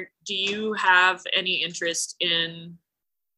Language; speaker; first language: English; native; English